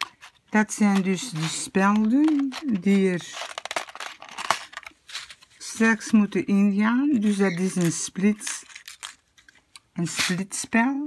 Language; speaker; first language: Dutch; native; Dutch